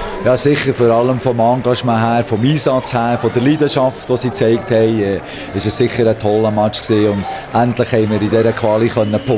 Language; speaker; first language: German; native; German